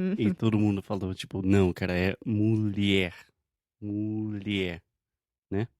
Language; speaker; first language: Portuguese; non-native, fluent; English